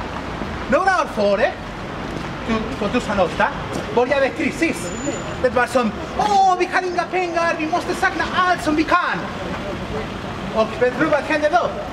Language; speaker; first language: Swedish; non-native, learner; Spanish